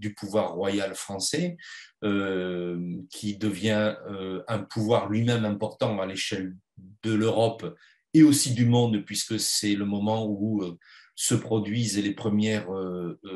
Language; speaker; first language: French; native; French